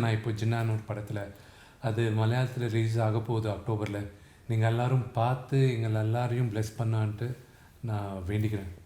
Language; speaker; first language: Tamil; non-native, local second language; Telugu